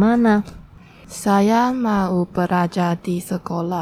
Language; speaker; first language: Indonesian; non-native, learner; Chinese